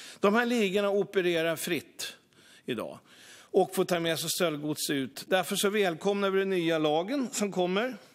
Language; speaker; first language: Swedish; native; Swedish